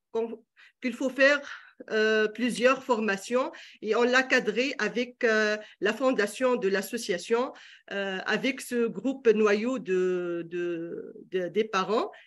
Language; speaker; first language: French; non-native, local second language; Arabic